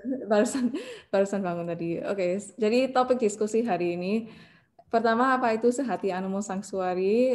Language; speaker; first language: Indonesian; non-native, learner; English